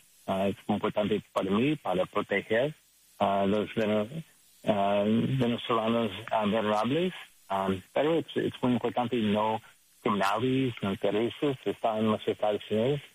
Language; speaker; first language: Spanish; non-native, learner; English